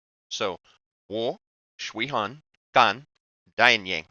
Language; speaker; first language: Chinese; non-native, learner; English